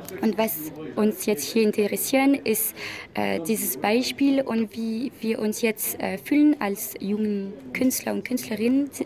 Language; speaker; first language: German; non-native, learner; French